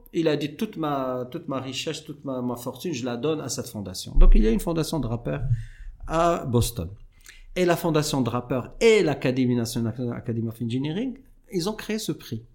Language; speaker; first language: French; non-native, local second language; Arabic